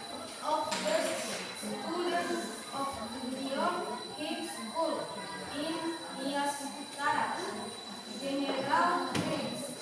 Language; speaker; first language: English; non-native, learner; Indonesian